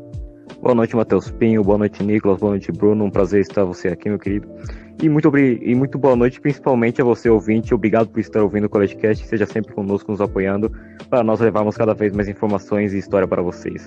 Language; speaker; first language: Portuguese; native; Portuguese